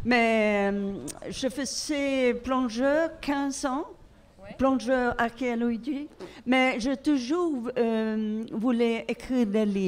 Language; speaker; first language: French; non-native, learner; Swedish